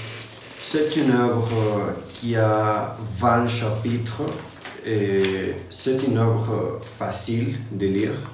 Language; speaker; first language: French; non-native, learner; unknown